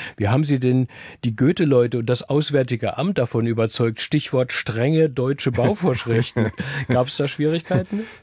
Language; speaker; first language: German; native; German